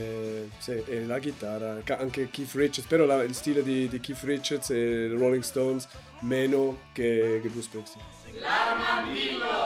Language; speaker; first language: Italian; non-native, learner; German